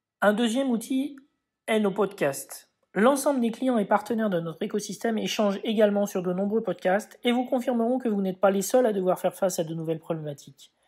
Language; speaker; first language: French; native; French